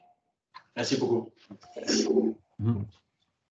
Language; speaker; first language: French; non-native, fluent; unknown